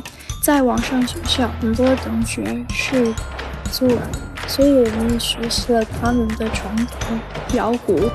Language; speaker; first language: Chinese; non-native, learner; English